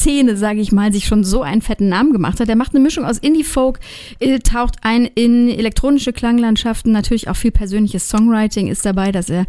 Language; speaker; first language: German; native; German